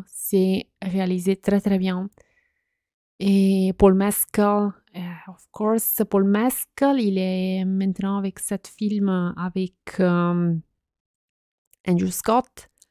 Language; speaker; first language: French; non-native, fluent; Italian